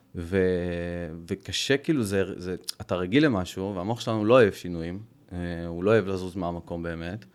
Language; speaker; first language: Hebrew; early bilingual, other home language; Russian